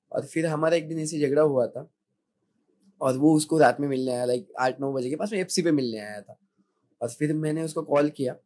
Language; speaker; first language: Hindi; non-native, local second language; Marathi